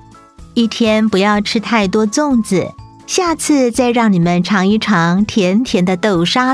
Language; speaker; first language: Chinese; native; Chinese